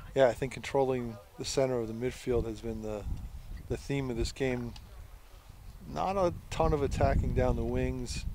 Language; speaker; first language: English; native; English